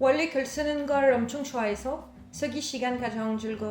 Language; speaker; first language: Korean; non-native, learner; French